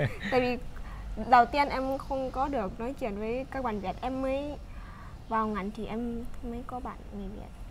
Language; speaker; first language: Vietnamese; non-native, learner; Lao